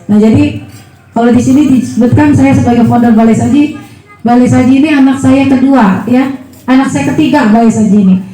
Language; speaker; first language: Indonesian; native; Indonesian